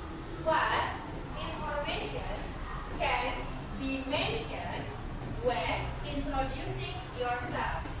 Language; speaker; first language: English; non-native, fluent; Indonesian